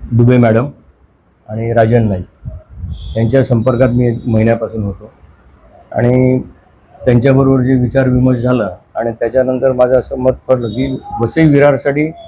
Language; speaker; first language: Marathi; native; Marathi